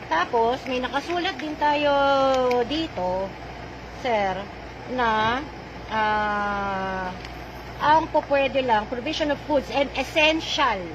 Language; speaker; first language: Filipino; native; Filipino